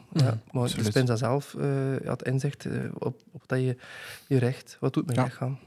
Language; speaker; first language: Dutch; native; Dutch